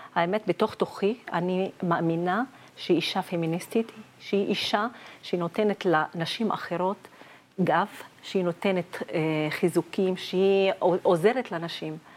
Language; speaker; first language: Hebrew; non-native, local second language; Arabic